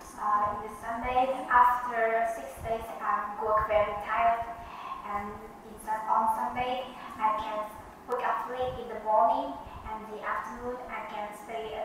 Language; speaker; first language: English; non-native, learner; Vietnamese